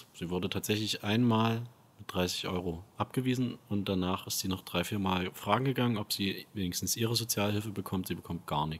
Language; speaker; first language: German; native; German